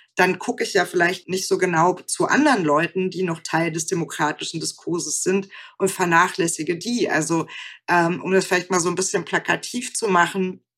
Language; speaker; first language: German; native; German